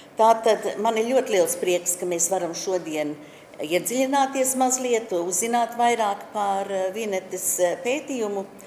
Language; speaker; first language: Latvian; early bilingual, heritage; Latvian